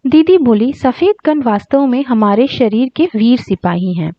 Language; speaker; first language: Hindi; non-native, local second language; Tamil